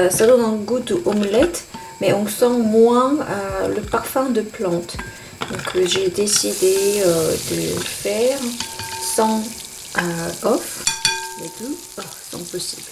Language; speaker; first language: French; non-native, fluent; Korean